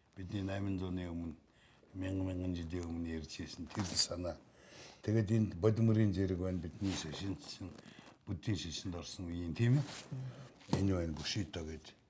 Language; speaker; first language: Mongolian; native; Mongolian